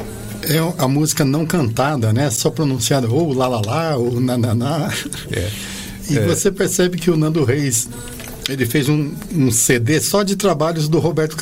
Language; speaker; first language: Portuguese; native; Portuguese